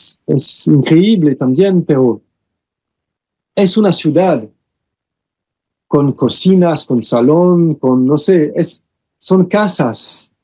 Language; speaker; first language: Spanish; non-native, fluent; French